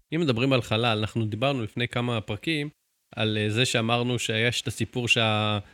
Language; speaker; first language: Hebrew; native; Hebrew